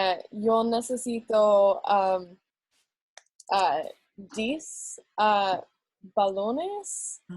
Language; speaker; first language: Spanish; non-native, learner; English